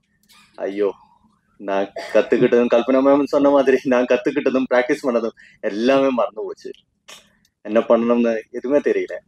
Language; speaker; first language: Tamil; non-native, fluent; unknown